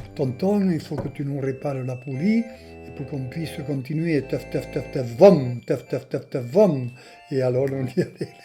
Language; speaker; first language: French; native; French